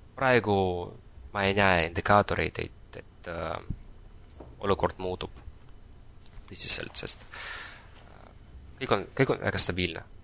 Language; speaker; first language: Estonian; non-native, local second language; Russian